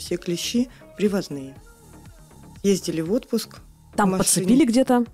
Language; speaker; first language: Russian; native; Russian